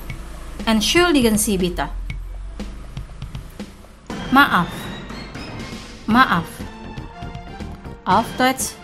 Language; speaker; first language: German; non-native, fluent; Indonesian